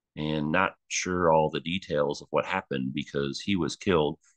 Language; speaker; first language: English; native; English